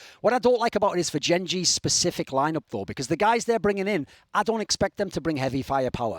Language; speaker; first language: English; native; English